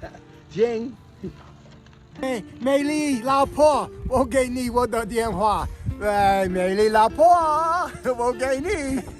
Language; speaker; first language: Chinese; non-native, learner; English